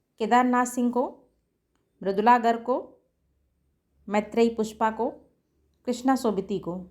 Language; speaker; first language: Hindi; native; Hindi